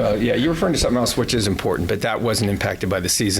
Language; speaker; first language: English; native; English